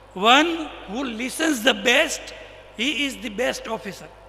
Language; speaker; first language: English; non-native, local second language; Gujarati